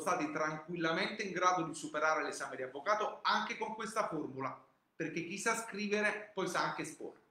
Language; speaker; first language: Italian; native; Italian